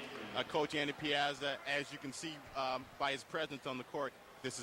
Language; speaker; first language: English; native; English